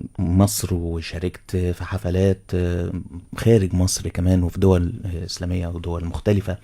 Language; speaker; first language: Arabic; native; Arabic